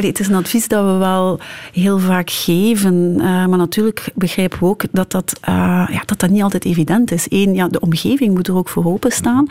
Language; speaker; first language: Dutch; native; Dutch